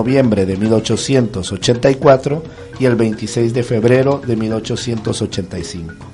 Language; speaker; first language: Spanish; native; Spanish